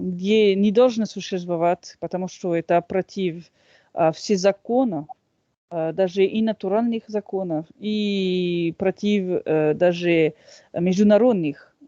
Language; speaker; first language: Russian; non-native, fluent; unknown